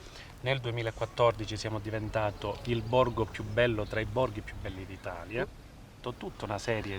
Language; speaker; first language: Italian; native; Italian